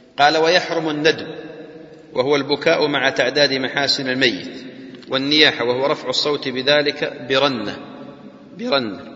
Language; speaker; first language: Arabic; native; Arabic